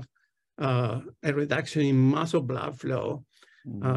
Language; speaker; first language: English; non-native, fluent; Spanish